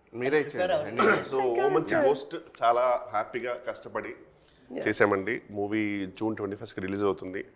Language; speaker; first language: Telugu; native; Telugu